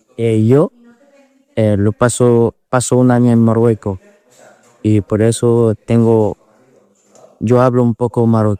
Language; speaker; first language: Spanish; non-native, learner; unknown